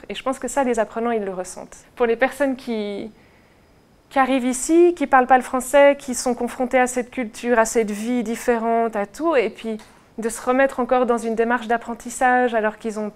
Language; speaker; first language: French; native; French